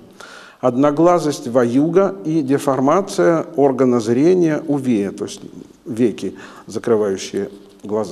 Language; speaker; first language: Russian; native; Russian